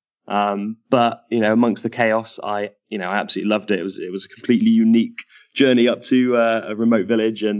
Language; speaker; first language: English; native; English